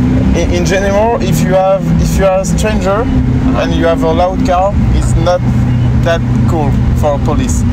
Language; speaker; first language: English; non-native, learner; French